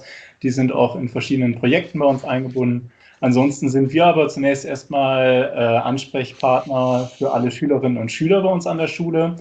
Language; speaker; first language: German; native; German